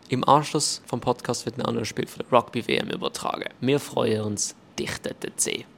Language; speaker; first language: German; native; German